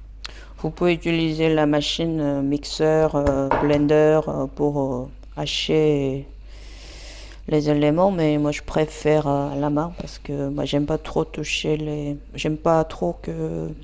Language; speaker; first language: French; non-native, fluent; Korean